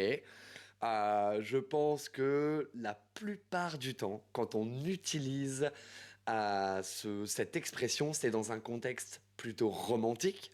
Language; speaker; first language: French; native; French